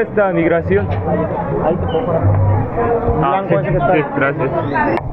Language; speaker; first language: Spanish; non-native, learner; Korean